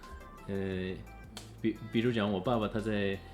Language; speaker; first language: Chinese; early bilingual, heritage; English